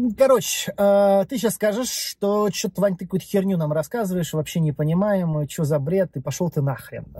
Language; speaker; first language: Russian; native; Russian